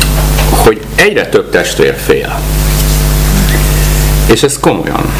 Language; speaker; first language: Hungarian; native; Hungarian